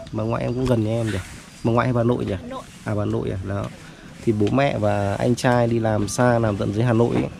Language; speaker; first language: Vietnamese; native; Vietnamese